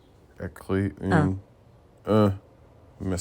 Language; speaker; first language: French; non-native, learner; English